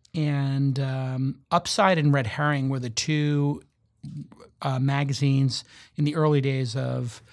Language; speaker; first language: English; native; English